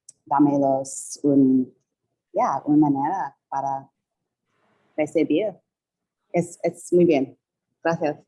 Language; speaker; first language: Spanish; non-native, learner; English